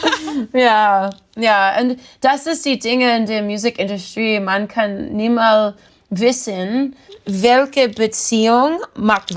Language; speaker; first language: German; non-native, learner; English